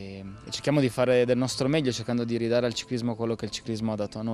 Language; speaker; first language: Italian; native; Italian